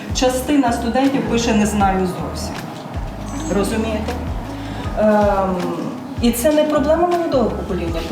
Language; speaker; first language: Ukrainian; non-native, local second language; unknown